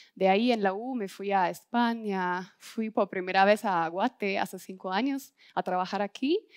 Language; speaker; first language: Spanish; non-native, fluent; German